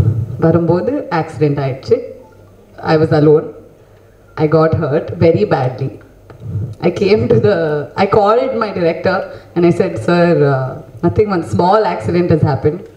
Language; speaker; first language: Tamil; non-native, learner; Kannada